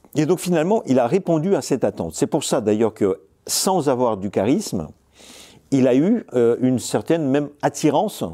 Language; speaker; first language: French; non-native, fluent; Russian